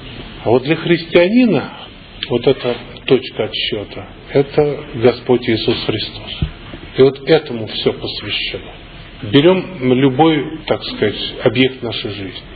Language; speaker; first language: Russian; native; Russian